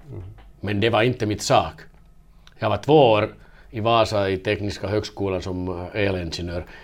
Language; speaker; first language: Swedish; non-native, learner; Finnish